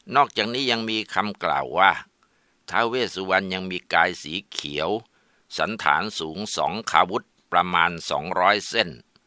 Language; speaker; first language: Thai; native; Thai